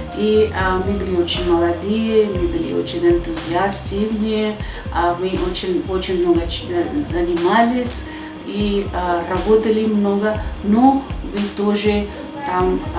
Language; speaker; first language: Russian; non-native, fluent; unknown